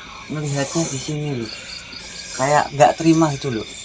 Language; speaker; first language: Indonesian; native; Indonesian